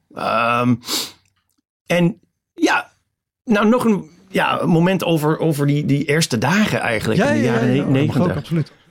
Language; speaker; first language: Dutch; non-native, fluent; English